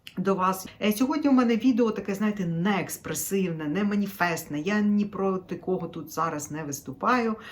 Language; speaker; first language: Ukrainian; native; Ukrainian